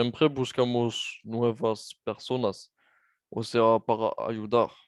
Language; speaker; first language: Spanish; non-native, fluent; French